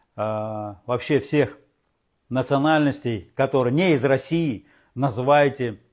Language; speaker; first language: Russian; non-native, local second language; Uzbek